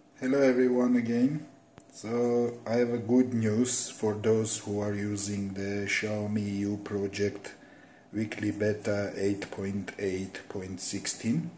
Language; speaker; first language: English; non-native, fluent; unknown